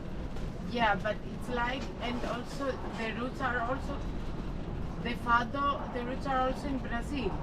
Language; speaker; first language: English; non-native, fluent; Greek